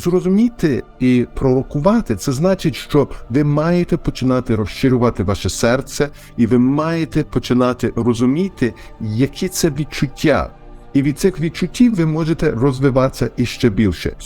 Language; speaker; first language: Ukrainian; early bilingual, heritage; Ukrainian